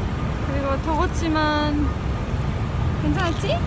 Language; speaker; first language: Korean; non-native, fluent; Romanian